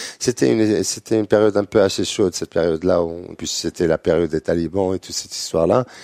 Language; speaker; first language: French; non-native, local second language; Arabic